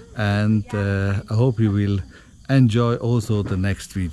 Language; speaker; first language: English; non-native, fluent; Italian